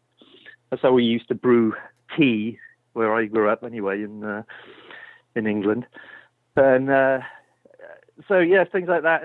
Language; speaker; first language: English; native; English